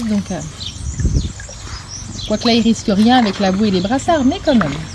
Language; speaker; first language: French; native; French